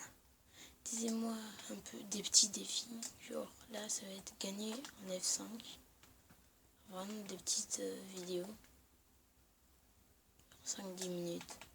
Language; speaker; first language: French; native; French